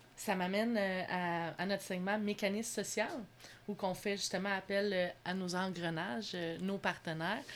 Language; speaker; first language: French; native; French